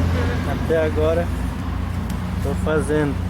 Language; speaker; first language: Portuguese; non-native, local second language; Guarani